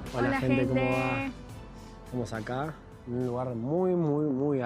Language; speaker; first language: Spanish; native; Spanish